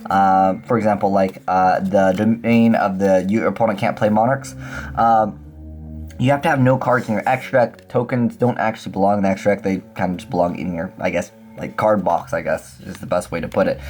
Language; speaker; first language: English; native; English